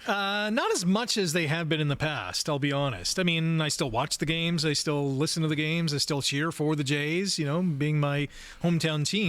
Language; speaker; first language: English; native; English